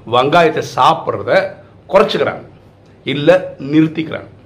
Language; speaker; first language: Tamil; native; Tamil